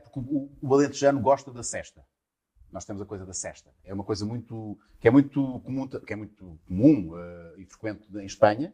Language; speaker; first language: Portuguese; native; Portuguese